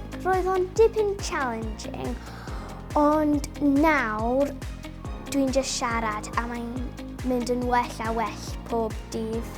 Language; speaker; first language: Welsh; non-native, local second language; English